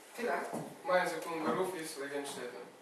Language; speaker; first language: German; non-native, learner; Ukrainian